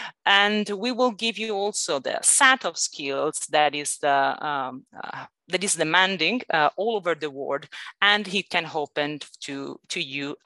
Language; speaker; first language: English; non-native, fluent; Italian